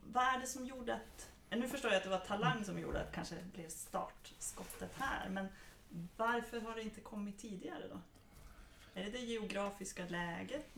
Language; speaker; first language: Swedish; native; Swedish